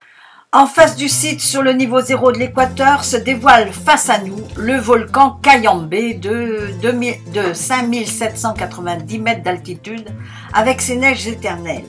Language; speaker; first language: French; native; French